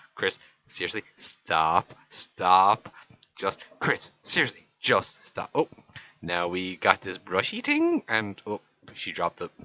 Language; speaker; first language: English; native; English